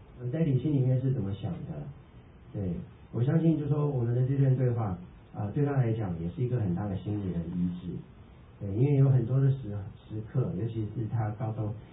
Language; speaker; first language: Chinese; early bilingual, heritage; Chinese